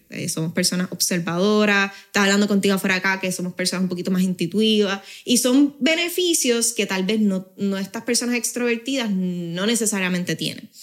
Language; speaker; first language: Spanish; native; Spanish